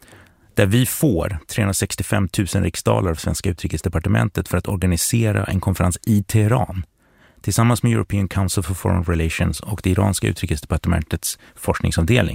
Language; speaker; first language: Swedish; native; Swedish